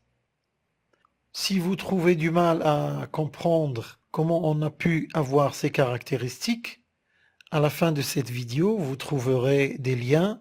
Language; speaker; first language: French; non-native, local second language; Arabic